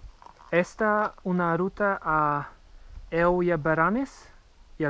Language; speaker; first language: Spanish; non-native, learner; English